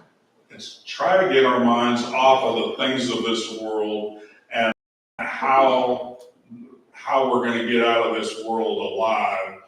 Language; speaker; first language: English; native; English